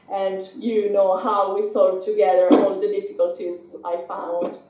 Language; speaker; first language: English; non-native, fluent; Italian